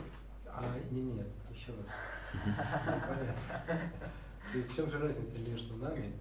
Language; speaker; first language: Russian; native; Russian